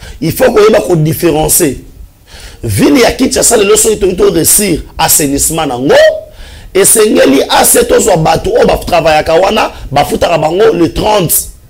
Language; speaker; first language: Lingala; non-native, local second language; Swahili